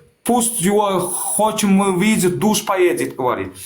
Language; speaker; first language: Russian; non-native, learner; Turkmen